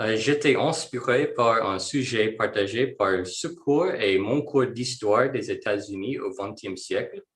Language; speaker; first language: French; non-native, learner; English